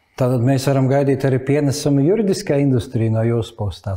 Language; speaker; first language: Latvian; native; Latvian